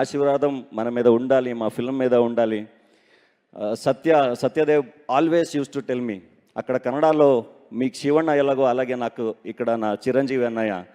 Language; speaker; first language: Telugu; non-native, learner; Kannada